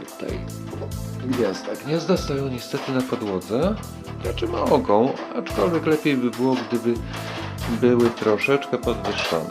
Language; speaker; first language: Polish; native; Polish